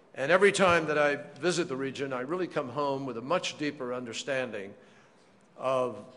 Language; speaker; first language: English; native; English